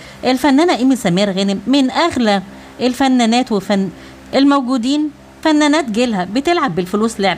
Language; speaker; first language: Arabic; native; Arabic